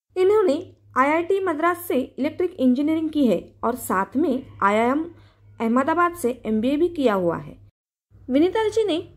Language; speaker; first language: Hindi; non-native, local second language; Marathi